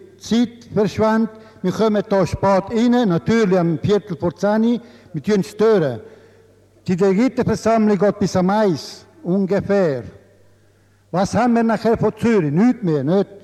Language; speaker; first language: German; non-native, local second language; Italian